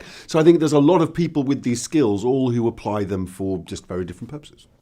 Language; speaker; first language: English; native; English